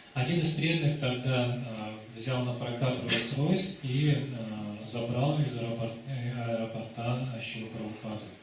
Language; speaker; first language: Russian; native; Russian